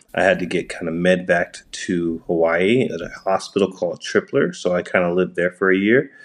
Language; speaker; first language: English; early bilingual, other home language; Japanese